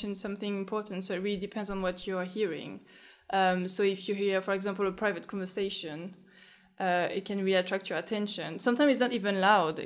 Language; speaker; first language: English; non-native, fluent; French